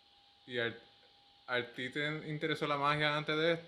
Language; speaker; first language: Spanish; early bilingual, heritage; English